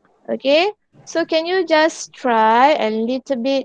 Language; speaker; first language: English; non-native, local second language; Malay